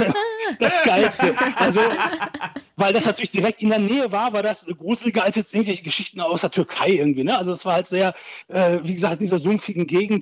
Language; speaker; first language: German; early bilingual, other home language; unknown